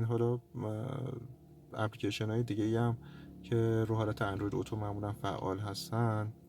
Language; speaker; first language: Persian; native; Persian